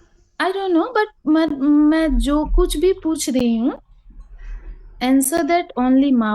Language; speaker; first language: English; non-native, learner; Hindi